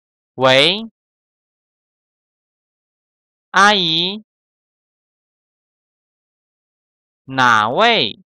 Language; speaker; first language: Chinese; non-native, fluent; Indonesian